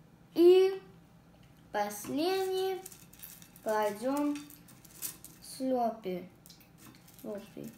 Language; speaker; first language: Russian; non-native, learner; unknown